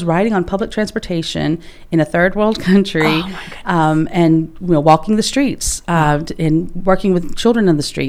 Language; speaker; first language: English; native; English